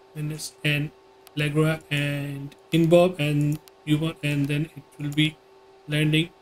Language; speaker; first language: English; non-native, local second language; Hindi